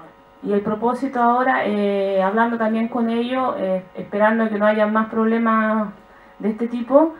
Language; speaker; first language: Spanish; native; Spanish